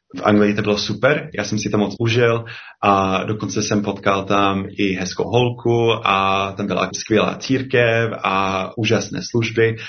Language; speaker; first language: Czech; non-native, fluent; English